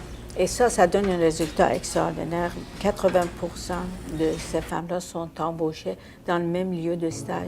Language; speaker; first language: French; non-native, local second language; Arabic